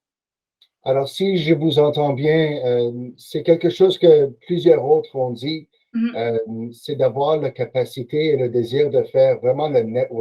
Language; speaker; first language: French; non-native, local second language; English